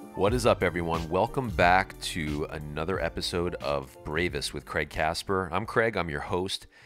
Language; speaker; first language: English; native; English